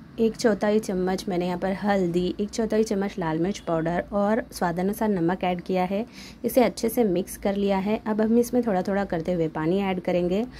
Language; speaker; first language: Hindi; non-native, local second language; Marathi